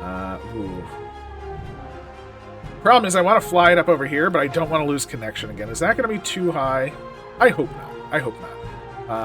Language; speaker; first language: English; native; English